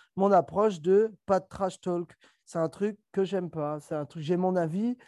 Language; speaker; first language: French; native; French